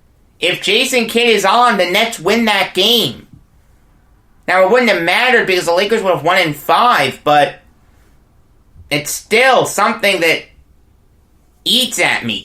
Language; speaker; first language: English; native; English